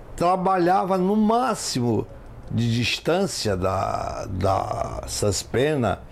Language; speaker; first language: Portuguese; native; Portuguese